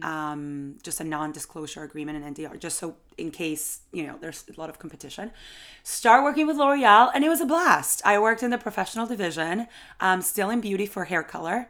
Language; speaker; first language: English; non-native, fluent; Spanish